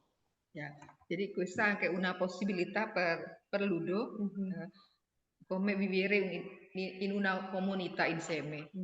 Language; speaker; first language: Italian; non-native, learner; Indonesian